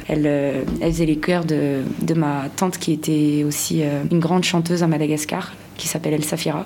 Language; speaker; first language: French; non-native, local second language; Malagasy